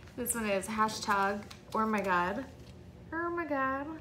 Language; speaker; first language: English; native; English